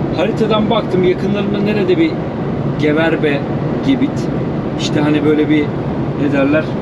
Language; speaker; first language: Turkish; native; Turkish